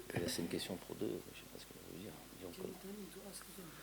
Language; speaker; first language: French; native; French